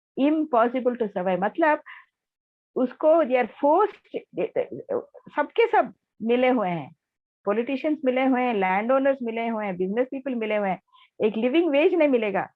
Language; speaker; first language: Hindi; non-native, local second language; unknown